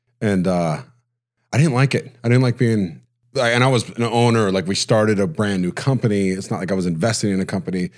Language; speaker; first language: English; native; English